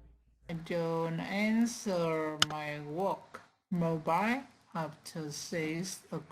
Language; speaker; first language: English; non-native, learner; Vietnamese